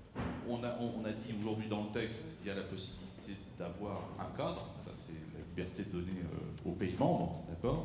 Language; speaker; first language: French; native; French